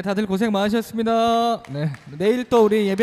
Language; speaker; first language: Korean; native; Korean